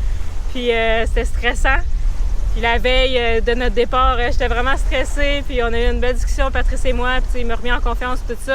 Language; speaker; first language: French; native; French